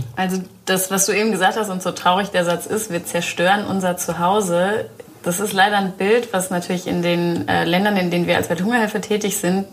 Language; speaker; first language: German; native; German